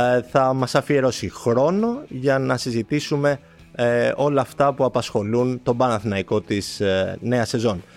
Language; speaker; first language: Greek; native; Greek